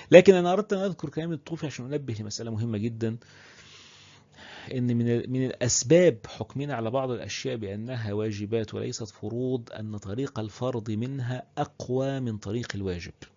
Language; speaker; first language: Arabic; native; Arabic